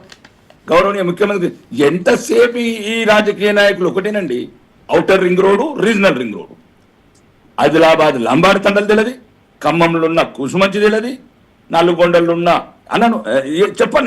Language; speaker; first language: Telugu; native; Telugu